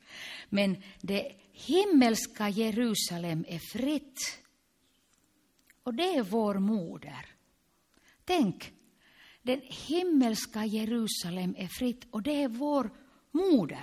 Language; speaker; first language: Swedish; non-native, local second language; Finnish